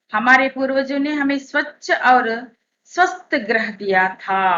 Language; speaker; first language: Hindi; non-native, local second language; Telugu